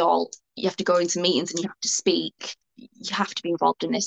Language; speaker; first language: English; native; English